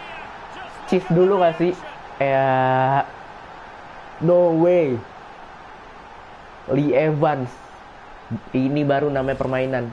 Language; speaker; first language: Indonesian; native; Indonesian